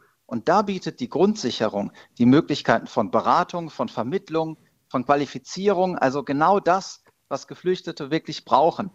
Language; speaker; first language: German; native; German